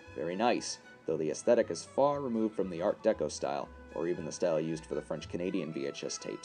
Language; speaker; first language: English; native; English